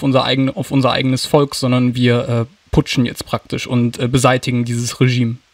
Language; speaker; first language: German; native; German